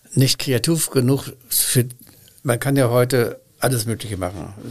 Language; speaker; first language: German; native; German